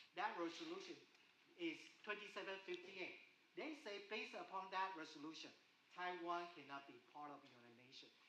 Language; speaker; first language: English; non-native, fluent; Chinese